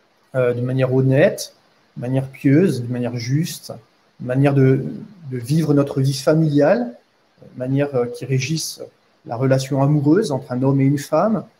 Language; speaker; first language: French; native; French